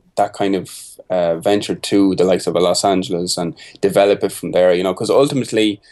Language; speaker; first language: English; native; English